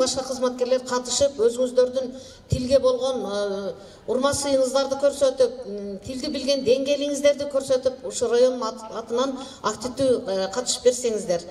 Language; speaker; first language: Kyrgyz; native; Kyrgyz